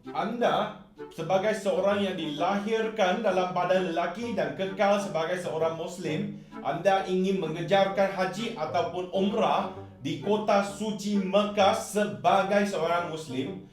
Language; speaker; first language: Malay; non-native, local second language; Chinese